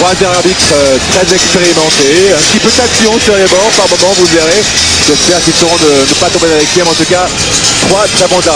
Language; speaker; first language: French; native; French